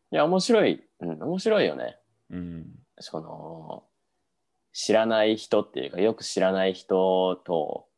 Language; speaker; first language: Japanese; native; Japanese